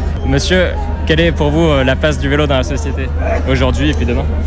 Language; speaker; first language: French; native; French